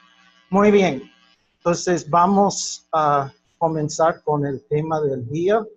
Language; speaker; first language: Spanish; non-native, fluent; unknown